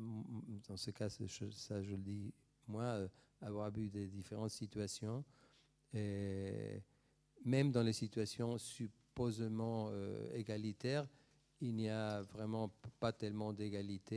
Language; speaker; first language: French; non-native, fluent; Spanish